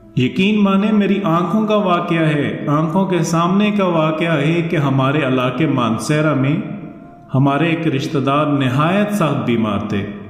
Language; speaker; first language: Urdu; non-native, local second language; Northern Hindko